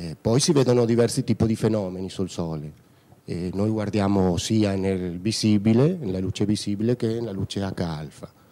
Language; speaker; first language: Italian; non-native, fluent; Spanish